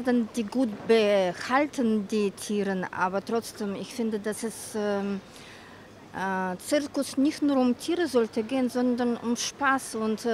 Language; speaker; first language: German; non-native, learner; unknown